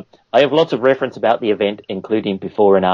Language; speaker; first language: English; native; English